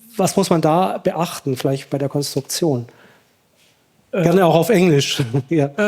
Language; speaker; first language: German; native; German